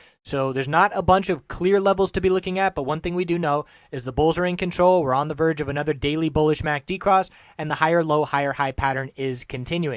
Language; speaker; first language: English; native; English